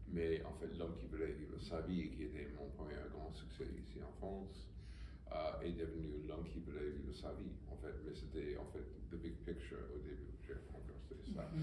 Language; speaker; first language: French; non-native, fluent; English